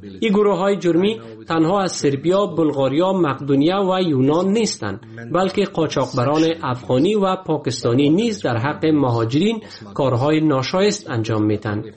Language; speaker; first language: Persian; native; Persian